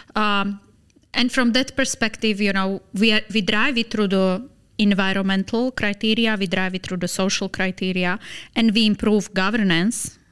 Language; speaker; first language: English; non-native, fluent; Slovak